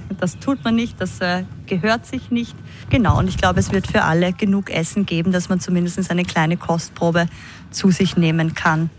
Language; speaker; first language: German; native; German